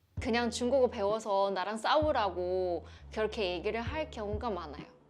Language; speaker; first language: Korean; non-native, fluent; Chinese